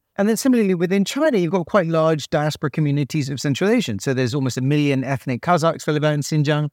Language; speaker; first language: English; native; English